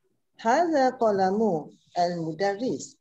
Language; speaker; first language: Arabic; non-native, learner; Malay